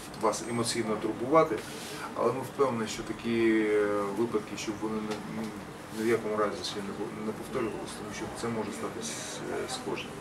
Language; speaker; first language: Ukrainian; non-native, local second language; Russian